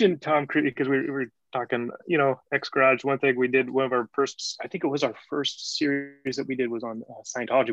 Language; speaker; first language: English; native; English